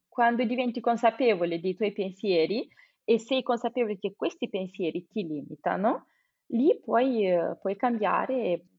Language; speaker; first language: Italian; non-native, fluent; Romanian